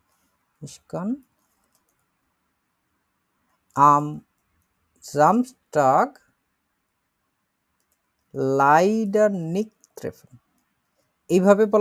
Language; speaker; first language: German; non-native, fluent; Bangla